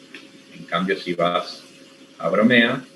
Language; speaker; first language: Spanish; native; Spanish